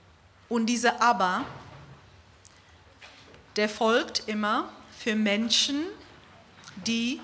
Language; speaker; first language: German; non-native, fluent; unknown